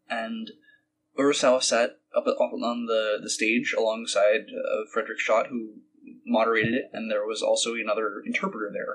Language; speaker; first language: English; native; English